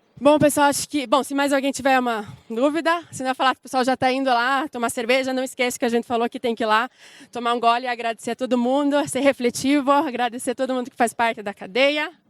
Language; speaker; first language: Portuguese; native; Portuguese